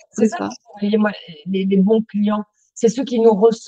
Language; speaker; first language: French; native; French